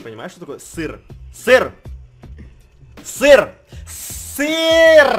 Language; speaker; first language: Russian; native; Russian